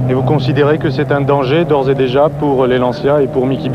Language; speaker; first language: French; native; French